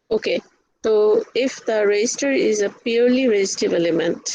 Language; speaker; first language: English; non-native, local second language; Bangla